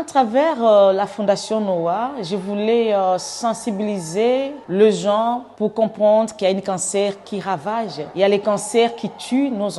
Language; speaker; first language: French; non-native, local second language; Lingala